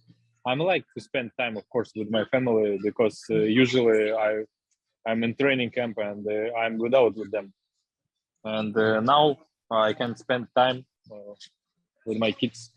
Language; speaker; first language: English; non-native, learner; Russian